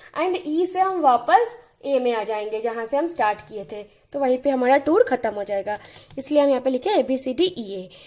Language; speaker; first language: Hindi; non-native, local second language; Bangla